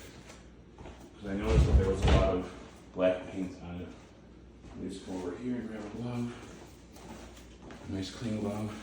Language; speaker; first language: English; native; English